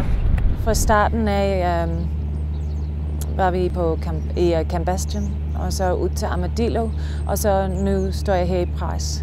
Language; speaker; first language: Danish; non-native, fluent; English